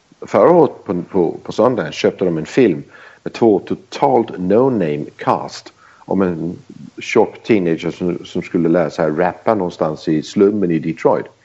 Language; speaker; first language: Swedish; early bilingual, heritage; Swedish